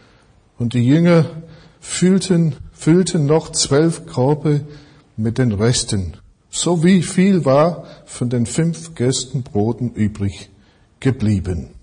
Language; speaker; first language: German; non-native, fluent; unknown